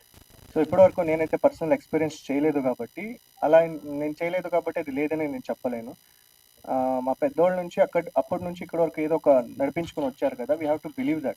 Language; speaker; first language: Telugu; native; Telugu